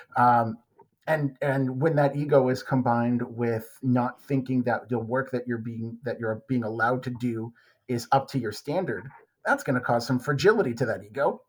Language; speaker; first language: English; native; English